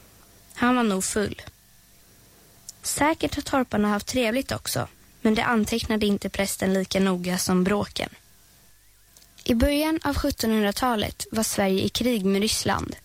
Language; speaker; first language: Swedish; native; Swedish